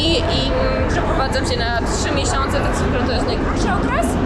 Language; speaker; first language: Polish; native; Polish